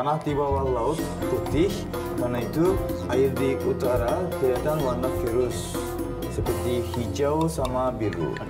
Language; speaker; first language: Indonesian; non-native, fluent; Turkish